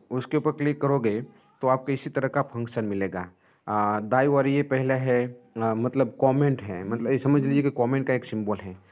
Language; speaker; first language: Hindi; non-native, local second language; Gujarati